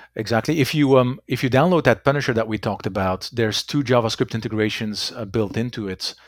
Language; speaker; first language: English; non-native, fluent; Dutch